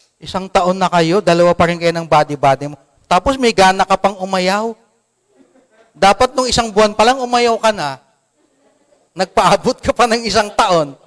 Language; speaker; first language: Filipino; non-native, local second language; Cebuano